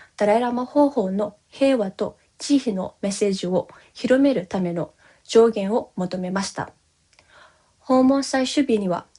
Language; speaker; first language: Japanese; non-native, fluent; Tibetan